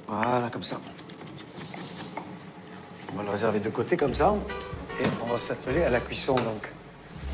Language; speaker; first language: French; native; French